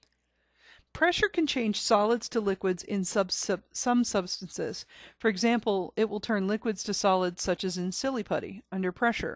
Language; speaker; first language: English; native; English